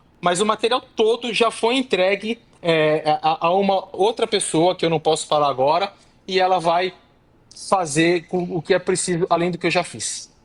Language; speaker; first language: Portuguese; native; Portuguese